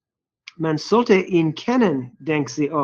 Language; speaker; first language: German; non-native, learner; English